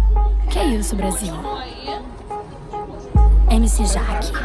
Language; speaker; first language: Portuguese; native; Portuguese